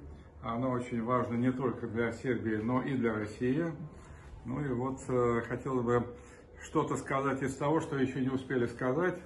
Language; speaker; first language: Russian; native; Russian